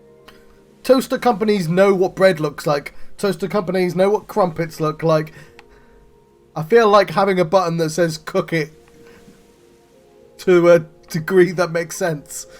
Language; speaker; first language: English; native; English